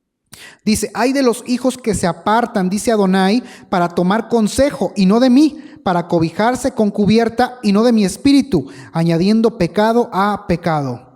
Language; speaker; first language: Spanish; native; Spanish